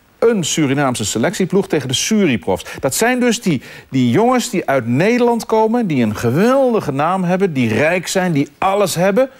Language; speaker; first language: Dutch; native; Dutch